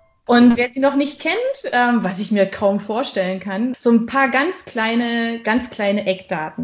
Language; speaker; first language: German; native; German